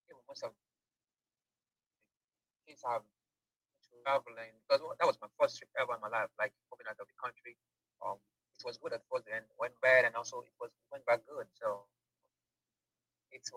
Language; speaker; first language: English; non-native, local second language; Igbo